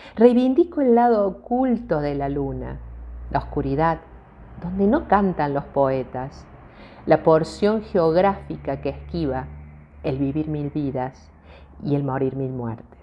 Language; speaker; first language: Spanish; native; Spanish